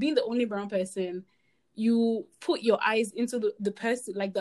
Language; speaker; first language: English; non-native, local second language; Yoruba